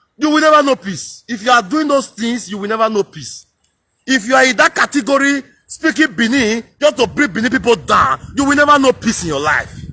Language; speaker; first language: Nigerian Pidgin; non-native, local second language; Bini